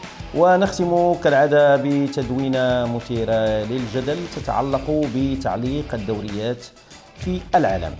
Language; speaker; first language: Arabic; native; Arabic